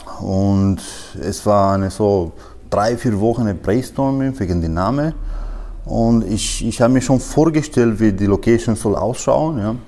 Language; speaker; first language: German; non-native, fluent; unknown